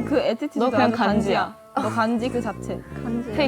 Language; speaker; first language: Korean; native; Korean